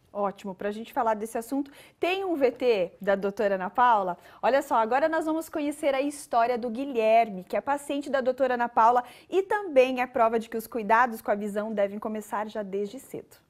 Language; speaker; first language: Portuguese; native; Portuguese